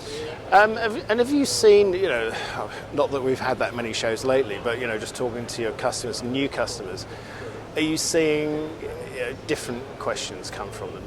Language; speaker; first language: English; native; English